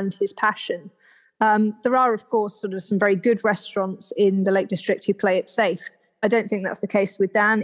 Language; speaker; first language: English; native; English